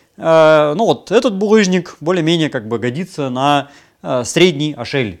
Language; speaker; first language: Russian; native; Russian